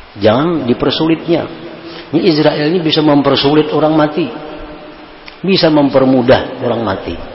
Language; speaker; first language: Indonesian; non-native, local second language; Banjar